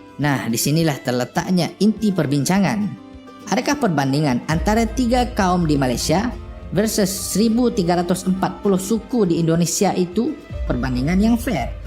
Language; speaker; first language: Malay; native; Malay